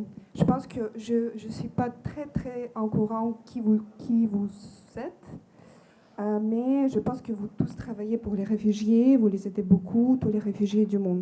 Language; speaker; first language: French; non-native, fluent; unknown